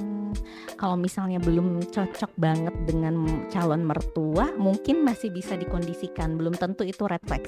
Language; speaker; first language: Indonesian; native; Indonesian